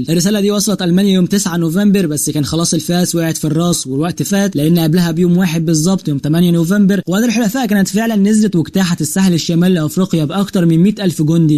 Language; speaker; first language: Arabic; native; Arabic